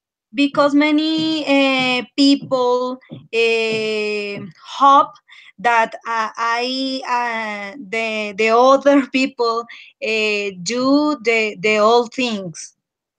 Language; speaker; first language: English; non-native, learner; Spanish